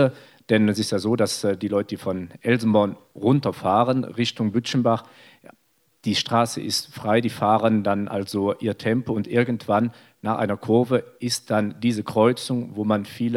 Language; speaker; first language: German; native; German